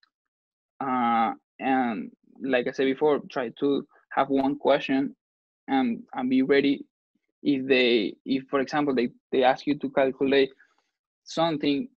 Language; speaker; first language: English; non-native, fluent; Spanish